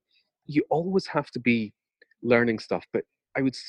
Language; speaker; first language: English; native; English